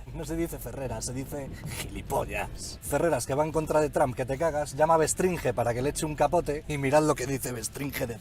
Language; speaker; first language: Spanish; native; Spanish